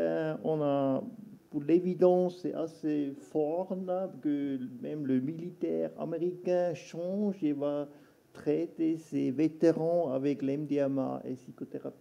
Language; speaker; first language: French; non-native, local second language; German